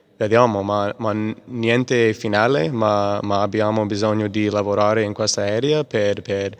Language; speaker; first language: Italian; non-native, learner; English